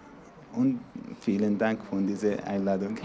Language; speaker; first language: German; non-native, learner; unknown